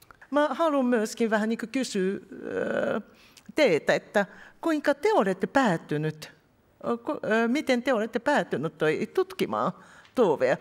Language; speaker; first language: Finnish; non-native, fluent; Japanese